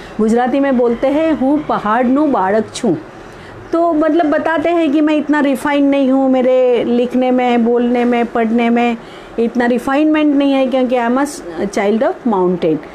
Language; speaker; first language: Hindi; non-native, local second language; Gujarati